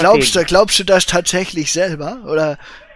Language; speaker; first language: German; native; German